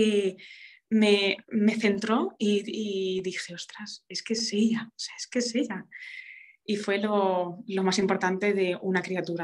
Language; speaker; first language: Spanish; early bilingual, other home language; Romanian